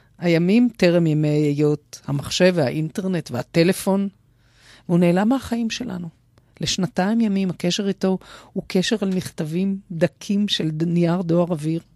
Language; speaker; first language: Hebrew; native; Hebrew